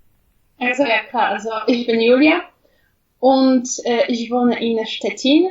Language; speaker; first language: German; non-native, fluent; Polish